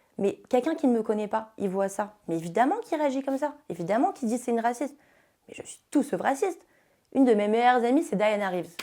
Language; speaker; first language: French; early bilingual, heritage; French